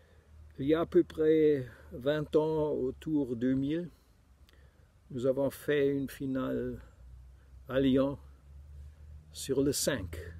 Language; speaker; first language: French; non-native, fluent; German